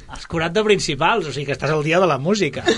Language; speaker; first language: Catalan; native; Catalan